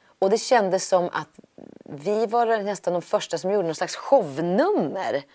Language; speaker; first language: Swedish; native; Swedish